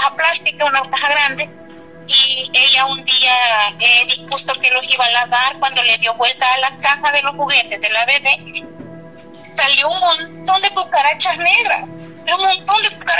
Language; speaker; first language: Spanish; native; Spanish